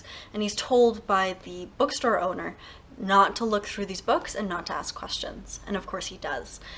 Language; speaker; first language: English; native; English